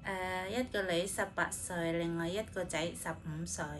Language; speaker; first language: Cantonese; non-native, fluent; Indonesian